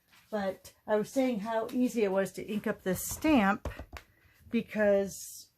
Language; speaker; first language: English; native; English